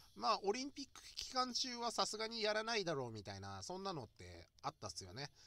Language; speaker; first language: Japanese; native; Japanese